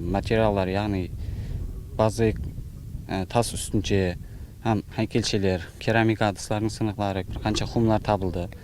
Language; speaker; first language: Uzbek; non-native, local second language; Kara-Kalpak